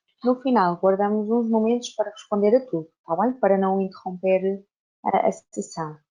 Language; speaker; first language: Portuguese; native; Portuguese